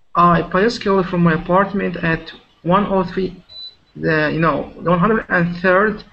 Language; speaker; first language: English; non-native, local second language; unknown